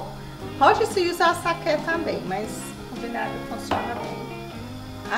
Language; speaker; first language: Portuguese; non-native, fluent; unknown